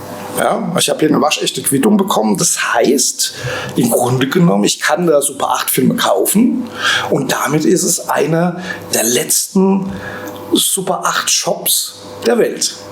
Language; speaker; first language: German; native; German